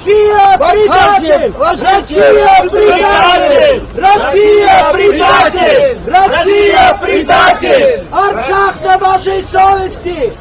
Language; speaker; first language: Russian; non-native, fluent; Armenian